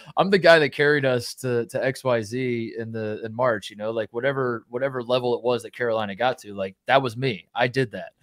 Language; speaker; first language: English; native; English